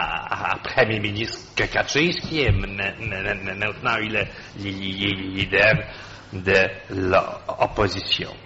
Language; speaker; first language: French; non-native, fluent; Polish